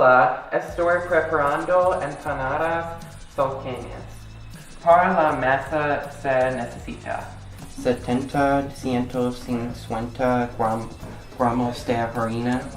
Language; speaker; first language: Spanish; non-native, learner; English